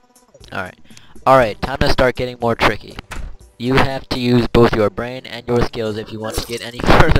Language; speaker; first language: English; native; English